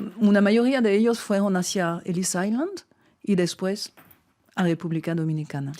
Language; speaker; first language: Spanish; non-native, fluent; French